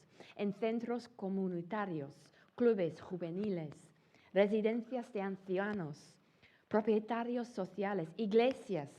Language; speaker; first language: Spanish; non-native, fluent; English